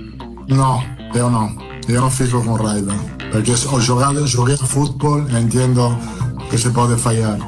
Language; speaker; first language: Portuguese; non-native, fluent; Italian